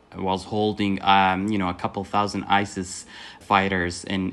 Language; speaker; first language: English; non-native, fluent; Arabic